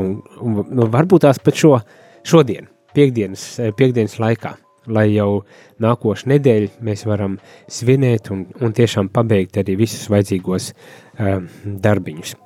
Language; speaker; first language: Latvian; native; Latvian